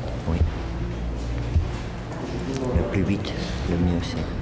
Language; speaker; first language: French; non-native, local second language; Swiss German